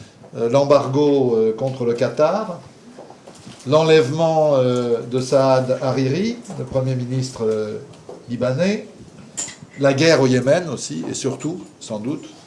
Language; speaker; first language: French; native; French